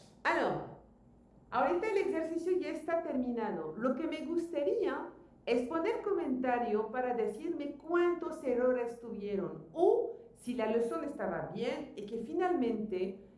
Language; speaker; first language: Spanish; non-native, fluent; French